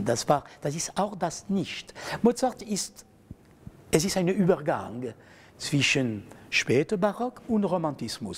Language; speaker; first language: German; non-native, fluent; French